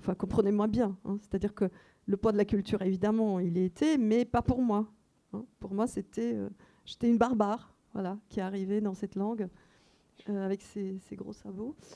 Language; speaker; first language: French; non-native, fluent; Russian